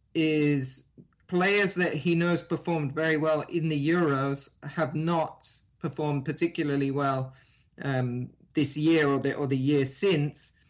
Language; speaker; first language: English; native; English